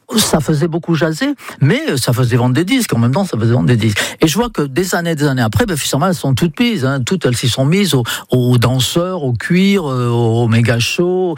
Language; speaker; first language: French; non-native, fluent; English